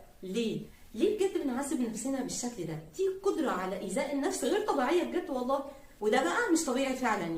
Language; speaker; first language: Arabic; native; Arabic